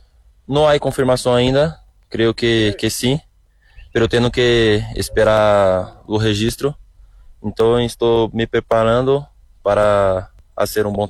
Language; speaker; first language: Spanish; non-native, learner; Portuguese